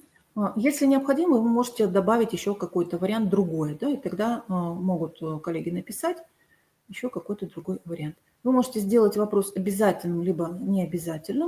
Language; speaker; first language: Russian; native; Russian